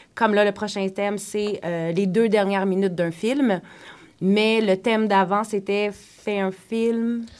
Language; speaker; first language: French; native; French